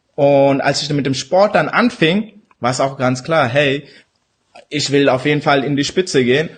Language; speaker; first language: German; early bilingual, other home language; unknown